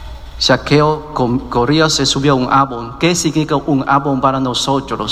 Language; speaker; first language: Spanish; non-native, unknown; Vietnamese